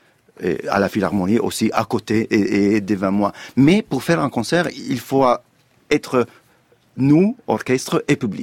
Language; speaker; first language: French; non-native, fluent; Italian